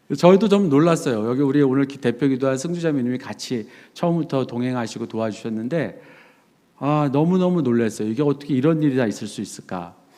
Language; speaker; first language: Korean; native; Korean